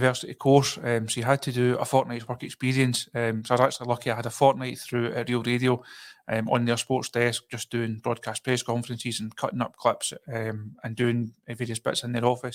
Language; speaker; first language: English; native; English